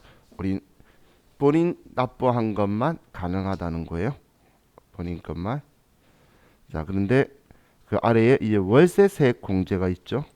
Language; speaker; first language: Korean; native; Korean